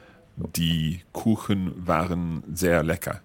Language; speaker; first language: German; non-native, learner; English